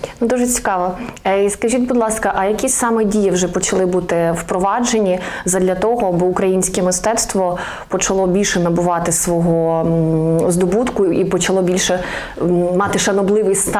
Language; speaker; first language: Ukrainian; native; Ukrainian